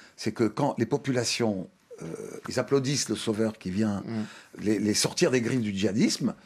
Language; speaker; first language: French; non-native, local second language; Arabic